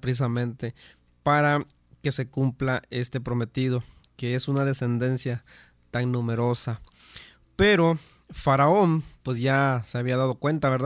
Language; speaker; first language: Spanish; native; Spanish